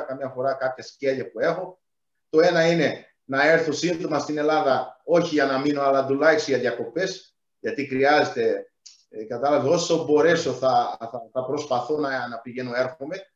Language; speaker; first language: Greek; non-native, fluent; Portuguese